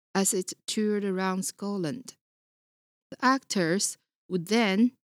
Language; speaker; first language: English; non-native, fluent; Chinese